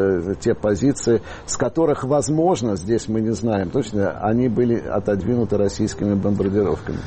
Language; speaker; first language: Russian; native; Russian